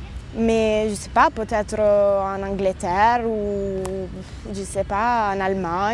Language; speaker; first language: French; non-native, fluent; Italian